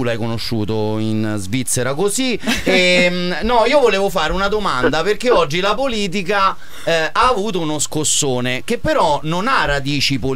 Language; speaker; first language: Italian; native; Italian